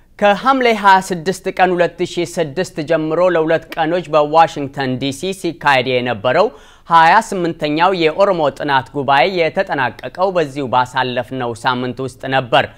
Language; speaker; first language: Amharic; non-native, local second language; Oromo